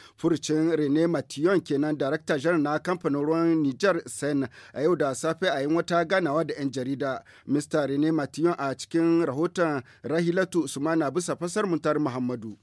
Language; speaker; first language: Hausa; native; Hausa